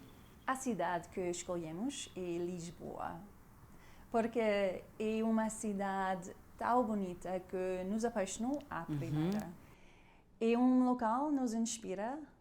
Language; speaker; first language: Portuguese; non-native, learner; German